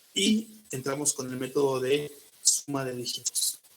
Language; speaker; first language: Spanish; native; Spanish